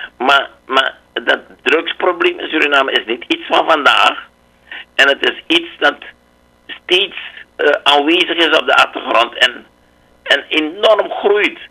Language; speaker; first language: Dutch; native; Dutch